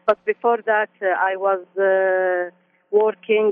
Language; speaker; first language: English; non-native, learner; Arabic